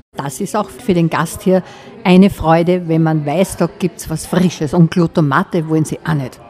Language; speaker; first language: German; native; German